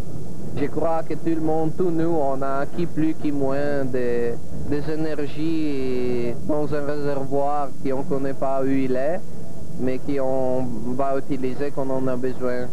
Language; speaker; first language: French; non-native, fluent; Italian